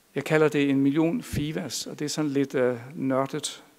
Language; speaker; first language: Danish; native; Danish